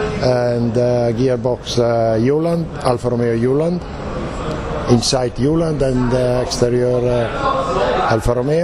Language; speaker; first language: English; non-native, learner; Italian